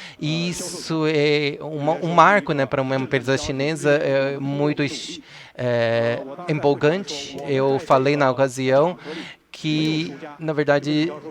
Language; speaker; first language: Portuguese; non-native, fluent; Chinese